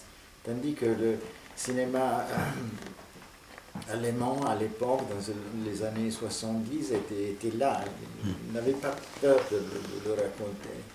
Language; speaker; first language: French; non-native, fluent; Italian